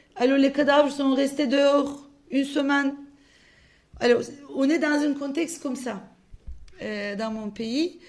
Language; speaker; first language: French; non-native, fluent; Turkish